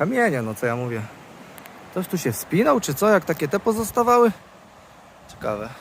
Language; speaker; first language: Polish; native; Polish